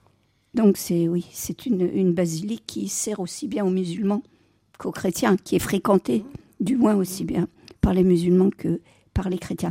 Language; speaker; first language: French; native; French